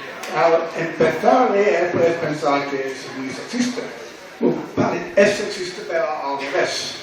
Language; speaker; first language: Spanish; non-native, fluent; English